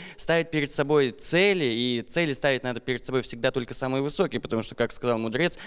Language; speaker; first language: Russian; native; Russian